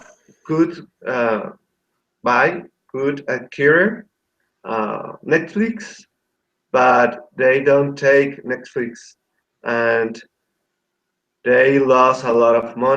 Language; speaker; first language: English; non-native, learner; Spanish